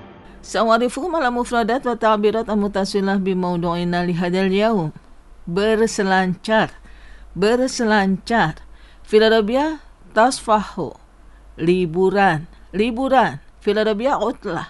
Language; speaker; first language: Arabic; non-native, fluent; Indonesian